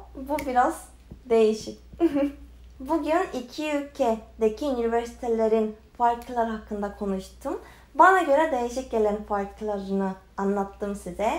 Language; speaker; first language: Turkish; non-native, fluent; Korean